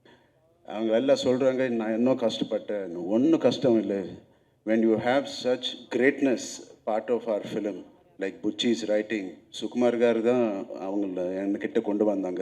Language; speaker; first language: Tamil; non-native, local second language; Telugu